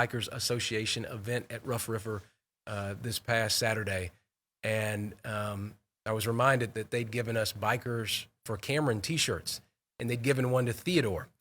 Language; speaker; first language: English; native; English